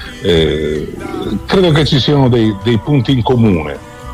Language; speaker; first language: Italian; native; Italian